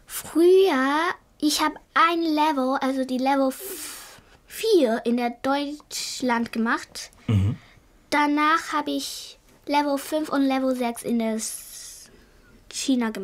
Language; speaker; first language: German; early bilingual, other home language; Chinese